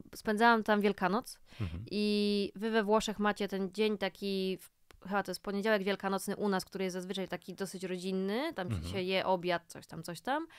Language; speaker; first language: Polish; native; Polish